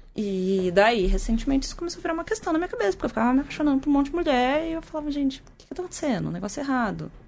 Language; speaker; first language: Portuguese; native; Portuguese